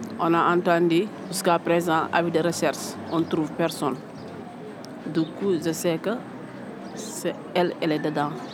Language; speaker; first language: French; non-native, local second language; Fula